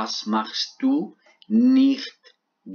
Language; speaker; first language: German; non-native, fluent; Arabic